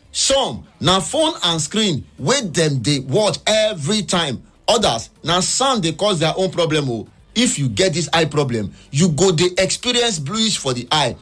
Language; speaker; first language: Nigerian Pidgin; native; Nigerian Pidgin